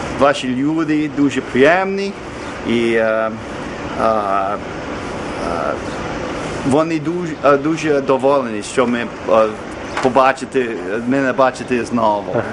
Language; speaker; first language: Ukrainian; non-native, learner; English